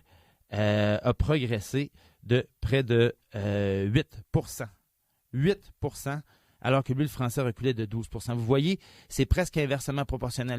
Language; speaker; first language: French; native; French